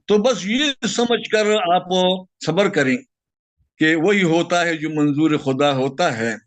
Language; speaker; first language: Urdu; non-native, local second language; Pashto